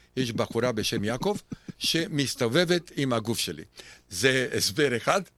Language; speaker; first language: Hebrew; non-native, fluent; Romanian